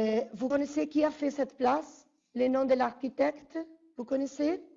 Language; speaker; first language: French; non-native, fluent; Spanish